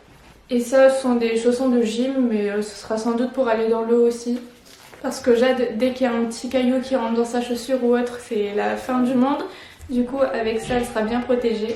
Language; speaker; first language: French; native; French